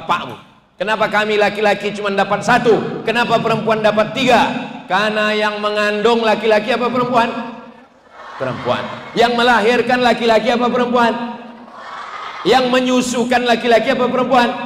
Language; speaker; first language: Indonesian; native; Indonesian